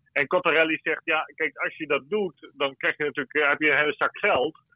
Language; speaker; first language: Dutch; native; Dutch